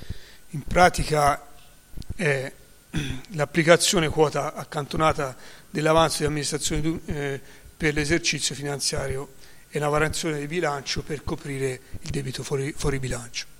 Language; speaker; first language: Italian; native; Italian